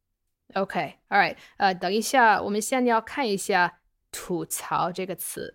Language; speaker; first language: Chinese; non-native, fluent; English